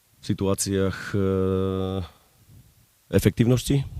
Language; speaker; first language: Polish; non-native, learner; Slovak